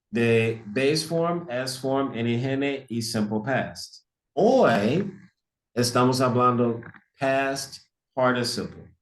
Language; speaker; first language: Spanish; non-native, fluent; English